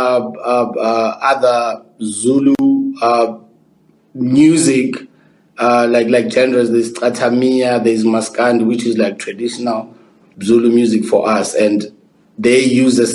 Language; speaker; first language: English; non-native, local second language; Zulu